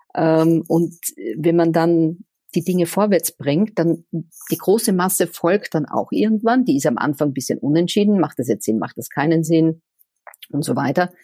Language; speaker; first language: German; native; German